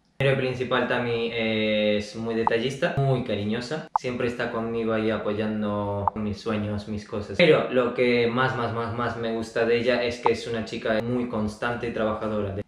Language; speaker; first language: Spanish; early bilingual, other home language; Russian